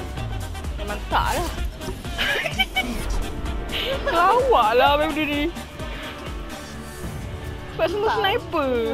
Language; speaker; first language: Malay; native; Malay